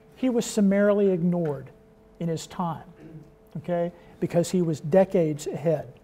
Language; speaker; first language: English; native; English